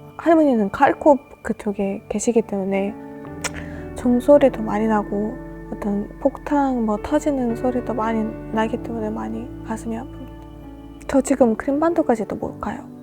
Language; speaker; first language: Korean; non-native, fluent; Russian